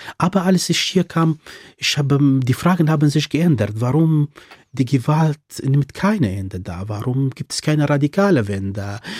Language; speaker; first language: German; non-native, fluent; Central Kurdish